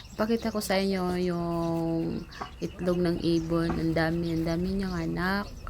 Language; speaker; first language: Filipino; non-native, local second language; Cebuano